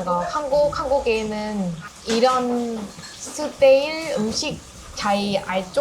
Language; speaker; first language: Korean; non-native, learner; Vietnamese